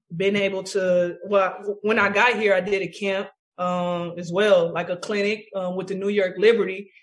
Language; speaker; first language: English; native; English